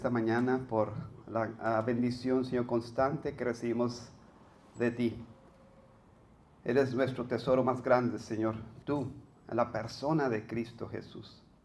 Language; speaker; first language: Spanish; native; Spanish